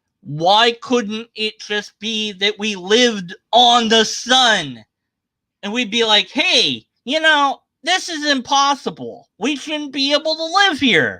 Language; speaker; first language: English; native; English